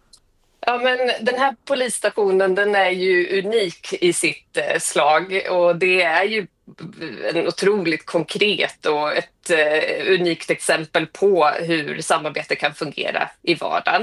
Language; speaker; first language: Swedish; native; Swedish